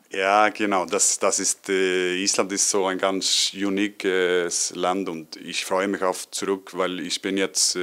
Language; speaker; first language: German; non-native, learner; Icelandic